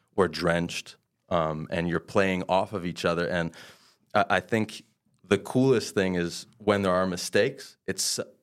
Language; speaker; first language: English; non-native, fluent; French